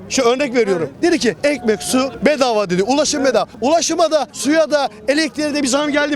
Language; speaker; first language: Turkish; non-native, local second language; Kurdish